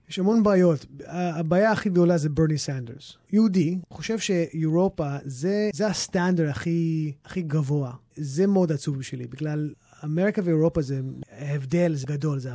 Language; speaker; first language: Hebrew; early bilingual, heritage; English